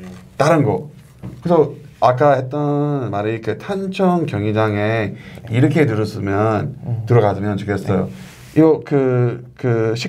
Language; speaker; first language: Korean; non-native, learner; English